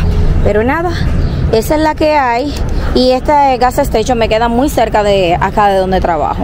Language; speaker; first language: Spanish; native; Spanish